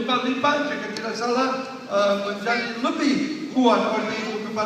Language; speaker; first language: Indonesian; non-native, learner; English